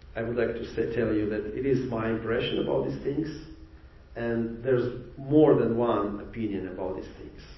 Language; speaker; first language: English; non-native, fluent; Ukrainian